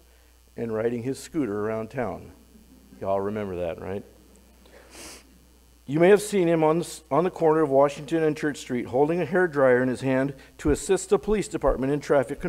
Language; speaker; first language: English; native; English